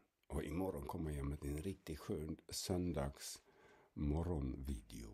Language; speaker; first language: Swedish; non-native, fluent; German